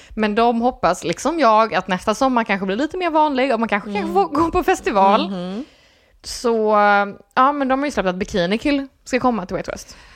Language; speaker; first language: Swedish; native; Swedish